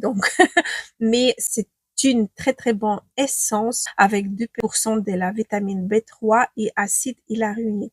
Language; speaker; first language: French; non-native, fluent; Ukrainian